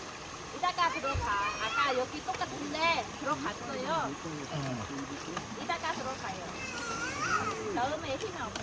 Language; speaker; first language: Korean; non-native, learner; Vietnamese